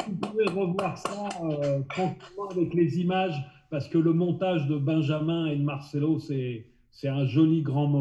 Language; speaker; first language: French; native; French